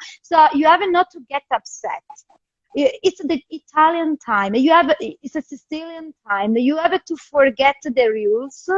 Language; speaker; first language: English; non-native, fluent; Italian